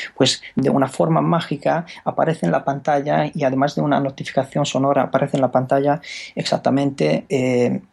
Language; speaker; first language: Spanish; non-native, fluent; Romanian